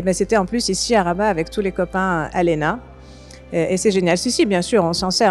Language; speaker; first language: French; non-native, local second language; Arabic